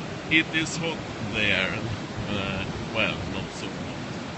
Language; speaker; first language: English; non-native, learner; Swedish